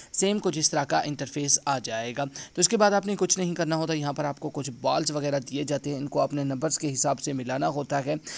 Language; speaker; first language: Urdu; non-native, local second language; Saraiki